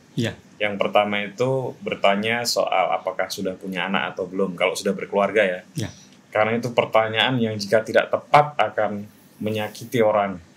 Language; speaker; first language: Indonesian; non-native, local second language; Javanese